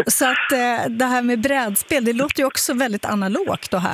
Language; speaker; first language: Swedish; native; Swedish